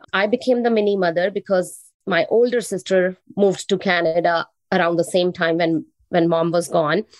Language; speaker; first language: English; non-native, local second language; Hindi